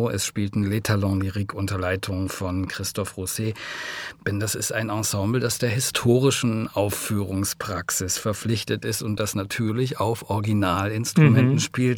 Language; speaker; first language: German; native; German